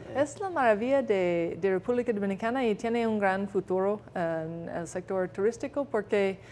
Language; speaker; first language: Spanish; non-native, fluent; English